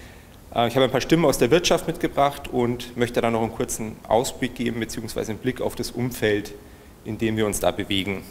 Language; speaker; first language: German; native; German